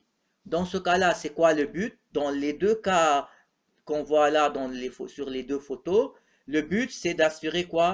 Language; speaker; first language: French; non-native, local second language; Arabic